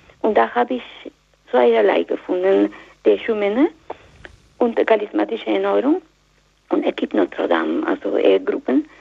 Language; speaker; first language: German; non-native, fluent; Spanish